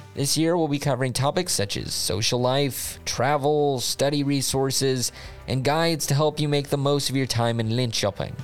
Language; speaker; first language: English; native; English